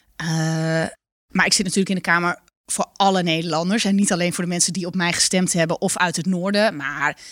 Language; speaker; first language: Dutch; non-native, local second language; Western Frisian